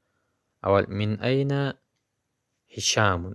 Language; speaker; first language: Arabic; non-native, fluent; Pashto